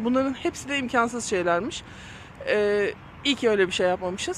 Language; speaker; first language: Turkish; native; Turkish